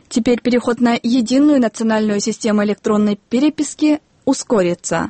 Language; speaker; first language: Russian; non-native, local second language; Kyrgyz